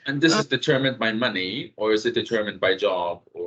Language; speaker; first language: English; non-native, fluent; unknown